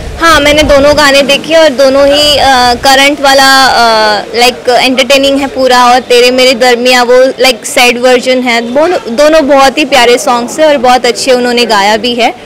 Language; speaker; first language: Hindi; non-native, local second language; Gujarati